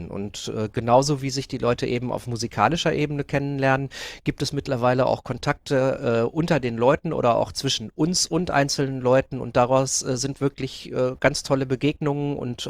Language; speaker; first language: German; native; German